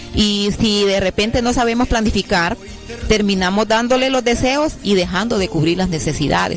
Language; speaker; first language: Spanish; native; Spanish